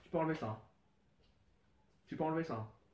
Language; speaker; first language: French; native; French